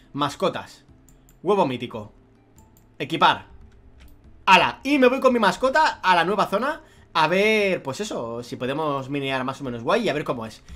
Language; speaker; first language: Spanish; native; Spanish